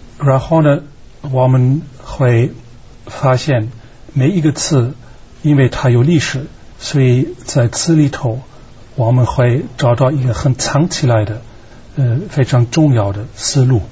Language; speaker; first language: Chinese; non-native, fluent; German